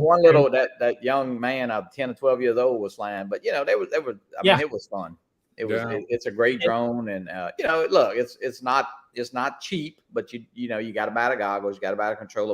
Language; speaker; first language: English; native; English